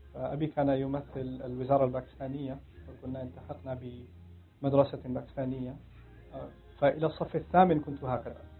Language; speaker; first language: Arabic; non-native, fluent; Urdu